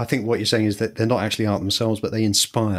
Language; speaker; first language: English; native; English